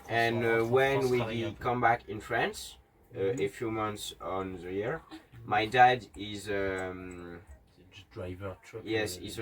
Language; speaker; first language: English; non-native, learner; French